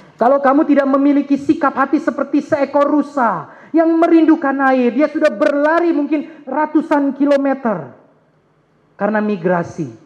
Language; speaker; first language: Indonesian; native; Indonesian